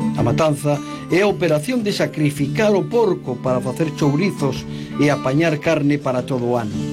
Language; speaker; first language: Galician; native; Galician